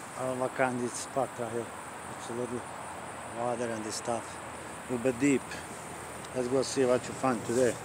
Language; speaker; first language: English; non-native, learner; Croatian